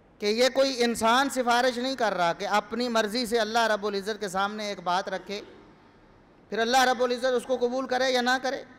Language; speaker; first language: Urdu; non-native, local second language; Punjabi